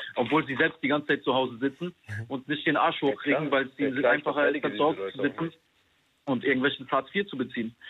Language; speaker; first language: German; non-native, fluent; Polish